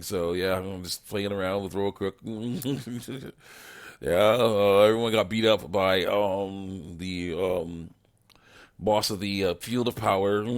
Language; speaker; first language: English; native; English